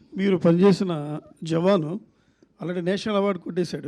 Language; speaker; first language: Telugu; native; Telugu